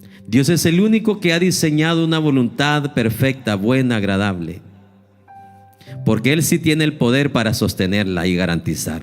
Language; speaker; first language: Spanish; native; Spanish